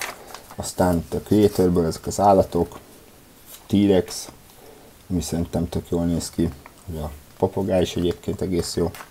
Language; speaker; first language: Hungarian; native; Hungarian